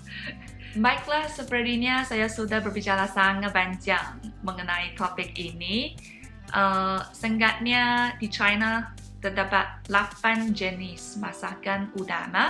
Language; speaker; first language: Indonesian; non-native, fluent; Chinese